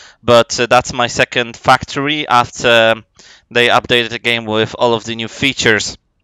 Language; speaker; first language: English; non-native, fluent; Polish